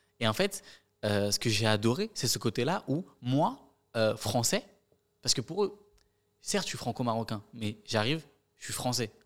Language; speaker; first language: French; native; French